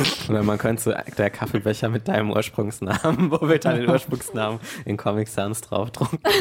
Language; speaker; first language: German; native; German